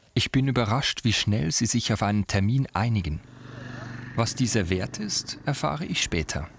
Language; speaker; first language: German; native; German